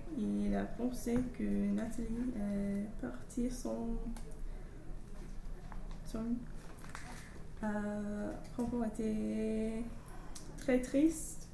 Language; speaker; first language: French; non-native, learner; English